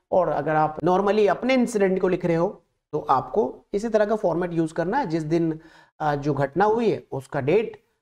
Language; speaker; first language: Hindi; native; Hindi